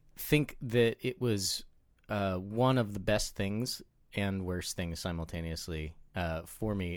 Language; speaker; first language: English; native; English